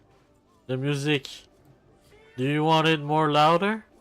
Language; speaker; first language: English; non-native, learner; French